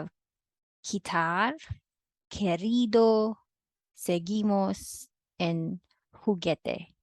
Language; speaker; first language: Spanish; non-native, fluent; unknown